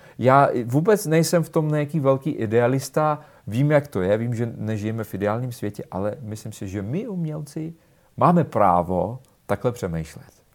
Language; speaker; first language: Czech; non-native, fluent; Russian